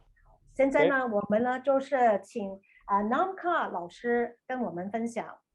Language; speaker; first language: Chinese; native; Chinese